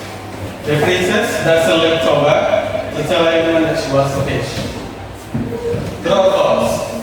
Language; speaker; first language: English; non-native, fluent; Indonesian